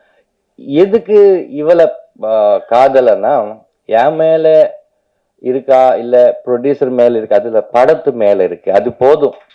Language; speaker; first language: Tamil; non-native, learner; Telugu